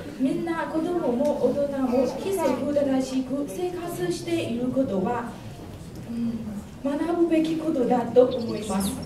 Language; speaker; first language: Japanese; non-native, learner; Burmese